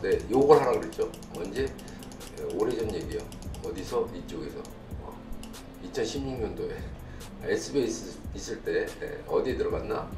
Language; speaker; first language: Korean; native; Korean